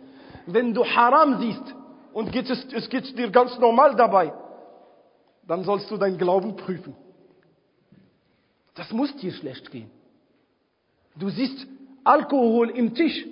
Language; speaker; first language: German; non-native, fluent; Arabic